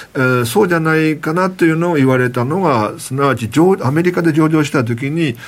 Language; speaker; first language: Japanese; non-native, fluent; Chinese